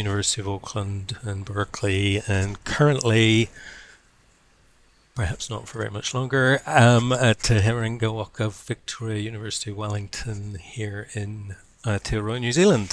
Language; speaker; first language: English; native; English